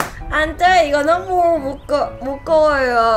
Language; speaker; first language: Korean; non-native, learner; Cantonese